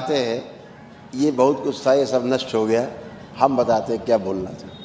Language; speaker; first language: Hindi; native; Hindi